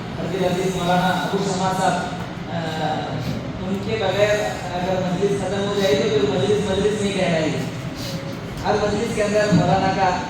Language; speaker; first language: Urdu; native; Urdu